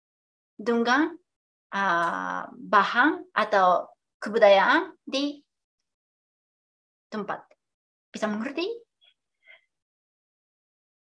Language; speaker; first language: Indonesian; non-native, fluent; Japanese